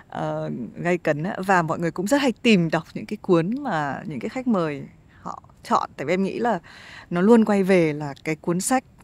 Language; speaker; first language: Vietnamese; native; Vietnamese